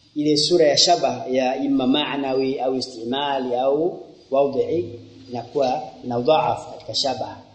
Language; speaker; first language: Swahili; native; Swahili